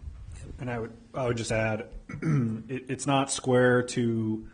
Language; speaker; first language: English; native; English